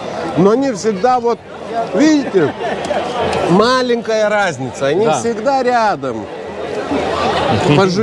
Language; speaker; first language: Russian; non-native, local second language; Lithuanian